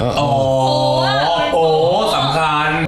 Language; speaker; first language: Thai; native; Thai